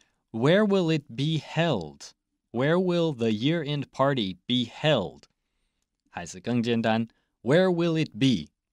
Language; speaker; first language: English; native; English